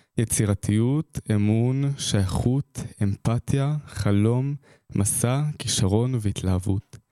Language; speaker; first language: Hebrew; native; Hebrew